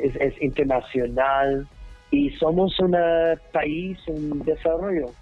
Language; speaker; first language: Spanish; non-native, learner; English